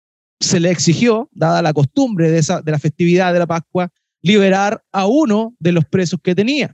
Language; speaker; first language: Spanish; native; Spanish